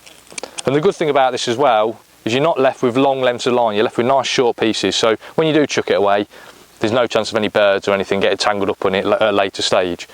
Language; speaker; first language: English; native; English